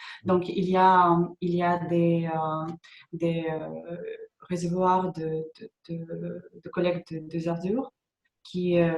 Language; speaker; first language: French; non-native, fluent; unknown